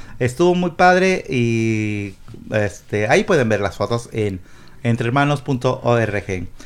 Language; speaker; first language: Spanish; native; Spanish